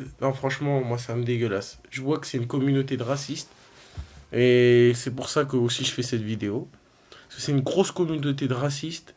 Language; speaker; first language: French; native; French